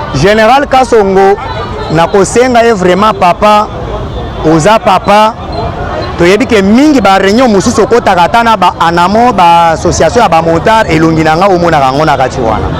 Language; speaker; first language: Lingala; native; Lingala